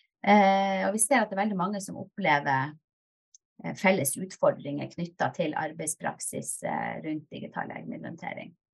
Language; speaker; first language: Norwegian; native; Norwegian